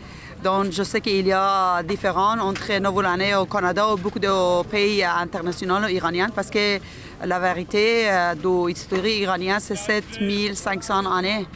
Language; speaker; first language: French; non-native, learner; Persian